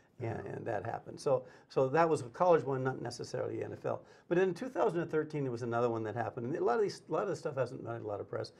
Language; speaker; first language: English; native; English